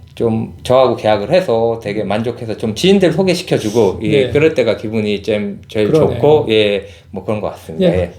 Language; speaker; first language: Korean; native; Korean